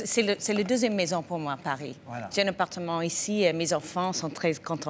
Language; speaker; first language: French; non-native, fluent; English